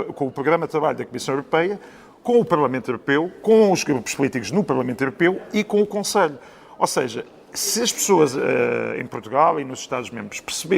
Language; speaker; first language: Portuguese; native; Portuguese